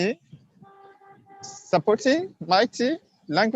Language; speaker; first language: English; non-native, learner; Swahili